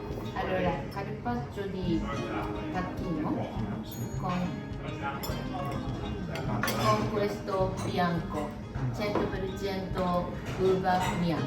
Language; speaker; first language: Italian; non-native, learner; Japanese